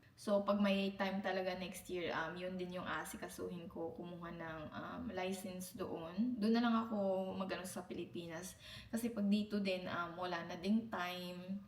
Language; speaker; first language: Filipino; non-native, local second language; Cebuano